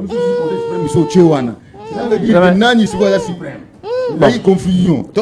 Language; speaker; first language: French; non-native, local second language; Lingala